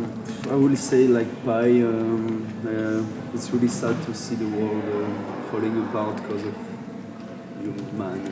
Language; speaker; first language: English; non-native, learner; French